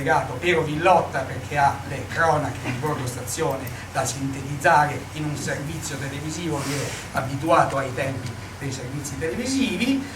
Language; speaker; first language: Italian; native; Italian